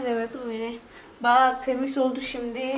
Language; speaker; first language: Turkish; non-native, learner; Indonesian